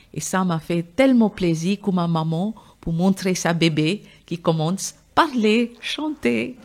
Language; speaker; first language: French; non-native, fluent; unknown